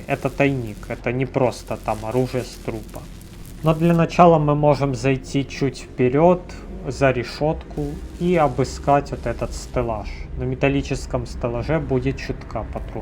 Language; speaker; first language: Russian; native; Russian